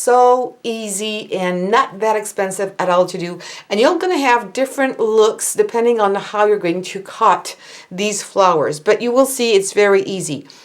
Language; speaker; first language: English; non-native, fluent; French